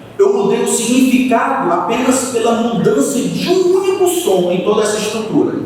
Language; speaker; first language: Portuguese; native; Portuguese